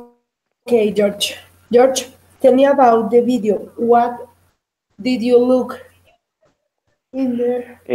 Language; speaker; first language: English; non-native, learner; Spanish